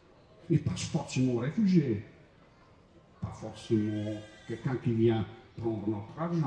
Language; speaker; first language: French; non-native, fluent; Croatian